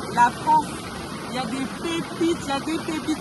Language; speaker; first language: French; native; French